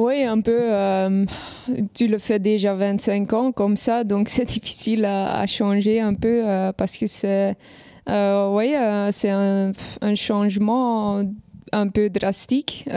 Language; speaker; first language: French; non-native, local second language; Dutch